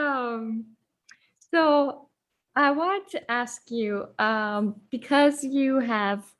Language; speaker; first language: English; native; English